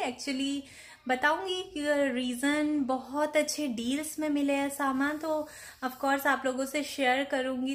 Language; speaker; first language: Hindi; native; Hindi